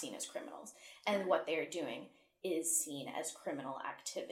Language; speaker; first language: English; native; English